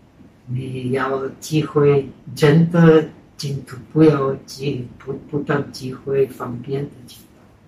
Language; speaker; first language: Chinese; non-native, fluent; Czech